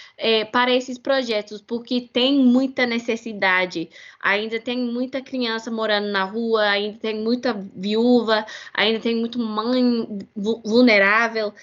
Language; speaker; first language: Portuguese; non-native, fluent; English